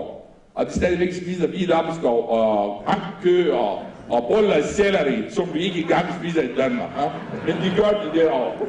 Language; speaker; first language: Danish; non-native, fluent; Arabic